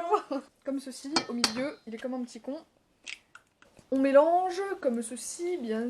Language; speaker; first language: French; native; French